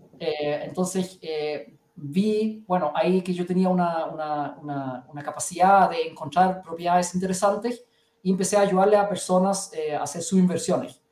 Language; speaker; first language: Spanish; early bilingual, heritage; Spanish